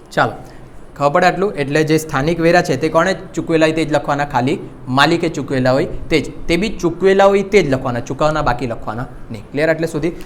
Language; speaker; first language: Gujarati; non-native, local second language; Hindi